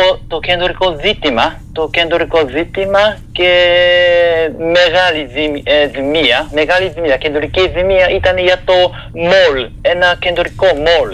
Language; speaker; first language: Greek; non-native, fluent; Japanese